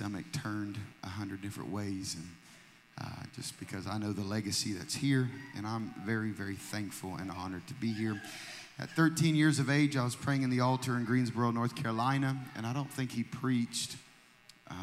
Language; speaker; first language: English; native; English